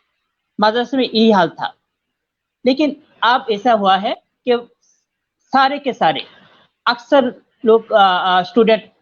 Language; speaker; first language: Hindi; non-native, fluent; Bangla